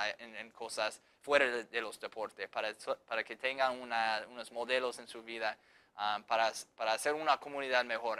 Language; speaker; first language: Spanish; non-native, fluent; English